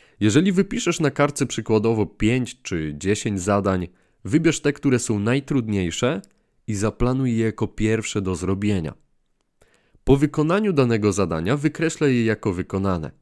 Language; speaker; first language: Polish; native; Polish